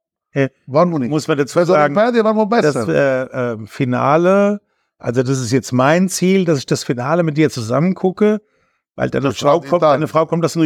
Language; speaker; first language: German; native; German